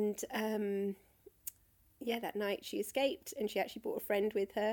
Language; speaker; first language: English; native; English